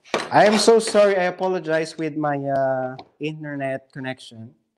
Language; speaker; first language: English; non-native, local second language; Filipino